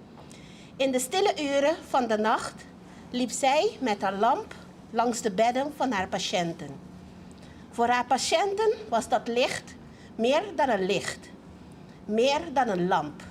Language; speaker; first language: Dutch; non-native, local second language; Papiamento